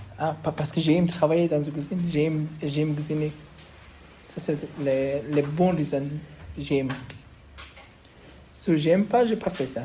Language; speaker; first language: French; non-native, learner; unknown